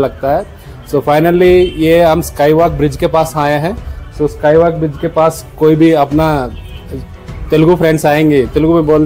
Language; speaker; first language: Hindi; non-native, local second language; Telugu